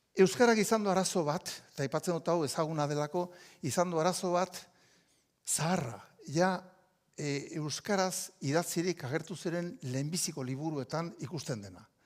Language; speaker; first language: Basque; native; Basque